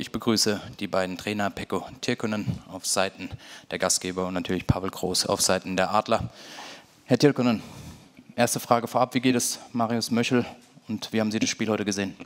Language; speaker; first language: German; native; German